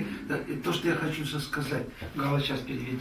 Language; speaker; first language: Russian; native; Russian